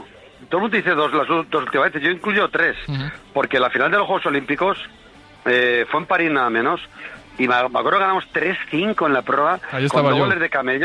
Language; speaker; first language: Spanish; native; Spanish